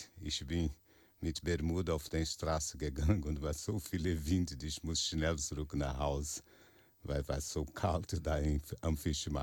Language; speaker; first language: German; non-native, learner; Portuguese